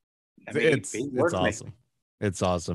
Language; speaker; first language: English; native; English